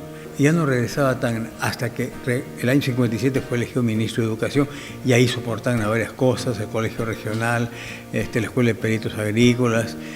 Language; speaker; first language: Spanish; native; Spanish